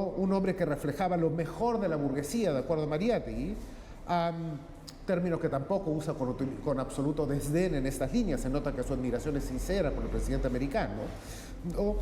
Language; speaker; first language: Spanish; native; Spanish